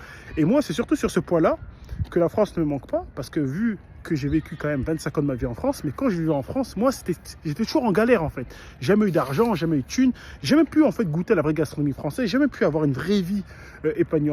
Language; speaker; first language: French; native; French